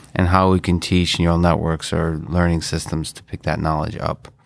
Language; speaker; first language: English; non-native, fluent; Russian